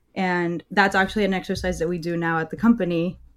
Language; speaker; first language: English; early bilingual, other home language; Spanish